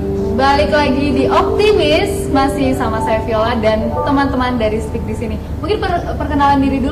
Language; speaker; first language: Indonesian; native; Indonesian